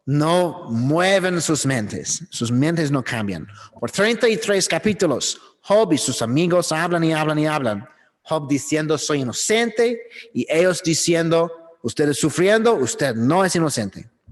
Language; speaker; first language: Spanish; non-native, learner; English